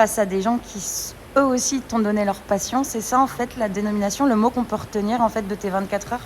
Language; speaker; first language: French; native; French